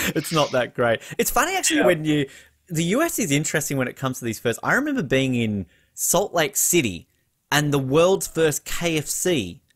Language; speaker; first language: English; native; English